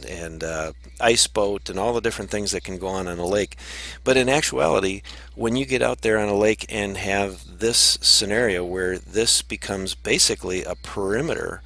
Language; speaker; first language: English; native; English